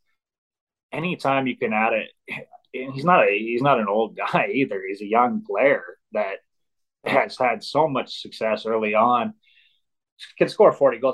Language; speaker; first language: English; native; English